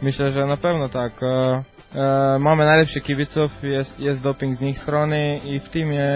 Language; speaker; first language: Polish; non-native, fluent; Croatian